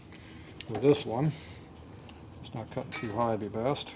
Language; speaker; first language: English; native; English